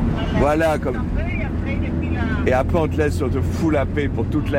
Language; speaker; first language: French; native; French